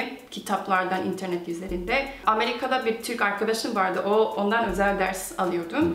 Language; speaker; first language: Turkish; non-native, fluent; Korean